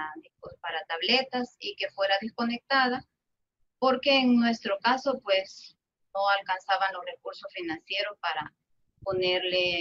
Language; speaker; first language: Spanish; native; Spanish